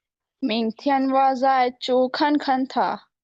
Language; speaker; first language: Chinese; non-native, learner; Urdu